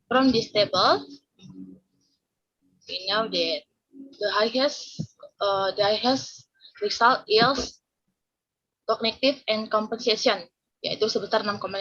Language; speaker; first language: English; non-native, learner; Indonesian